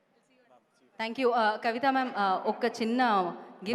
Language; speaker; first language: Telugu; native; Telugu